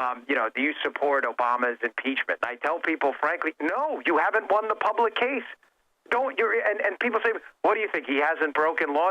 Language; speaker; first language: English; native; English